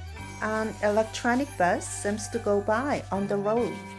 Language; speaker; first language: English; non-native, fluent; Korean